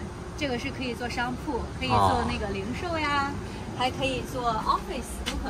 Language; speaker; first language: Chinese; native; Chinese